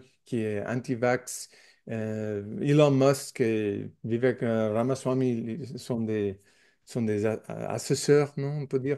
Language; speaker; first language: French; non-native, learner; English